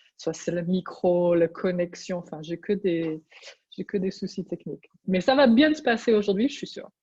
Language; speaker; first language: French; non-native, fluent; English